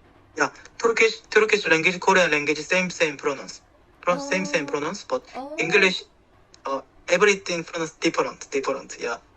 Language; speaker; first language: English; non-native, learner; Korean